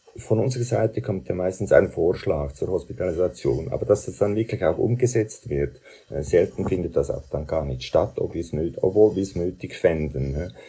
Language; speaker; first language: German; native; German